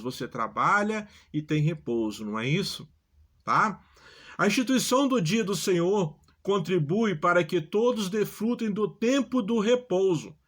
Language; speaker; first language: Portuguese; native; Portuguese